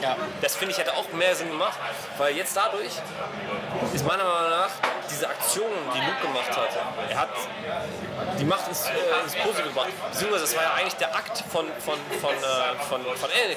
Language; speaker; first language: German; native; German